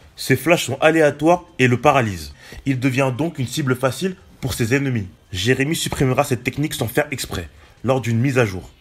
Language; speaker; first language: French; native; French